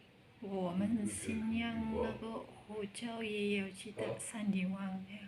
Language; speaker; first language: Chinese; non-native, learner; Indonesian